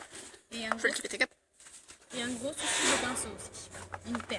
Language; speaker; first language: French; native; French